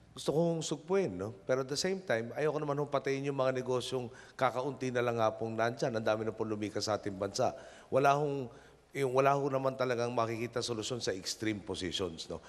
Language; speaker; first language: Filipino; native; Filipino